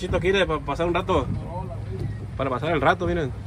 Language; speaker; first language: Spanish; native; Spanish